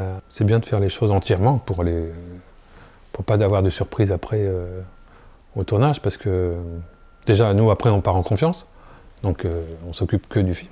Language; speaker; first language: French; native; French